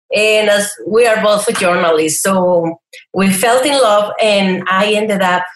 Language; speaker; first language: English; non-native, fluent; Spanish